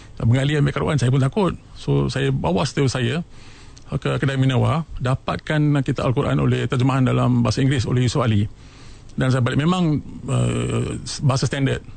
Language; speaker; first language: Malay; native; Malay